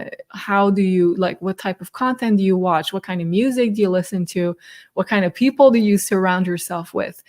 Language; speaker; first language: English; non-native, fluent; French